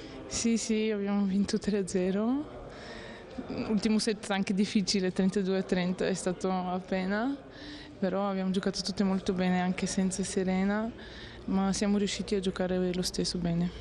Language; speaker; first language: Italian; non-native, fluent; Bulgarian